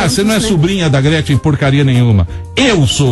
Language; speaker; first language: Portuguese; native; Portuguese